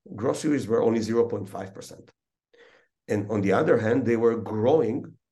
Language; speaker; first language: English; early bilingual, other home language; Hebrew